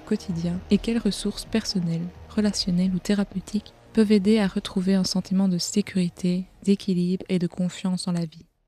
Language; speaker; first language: French; native; French